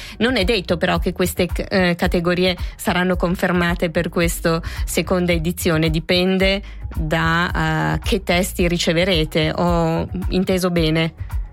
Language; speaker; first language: Italian; native; Italian